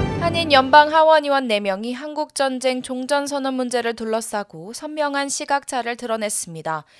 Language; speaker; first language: Korean; native; Korean